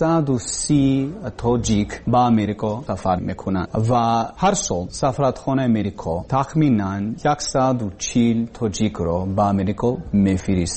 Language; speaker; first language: Persian; non-native, learner; English